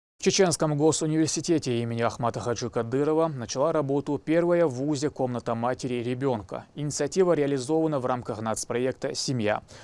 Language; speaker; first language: Russian; non-native, local second language; Chechen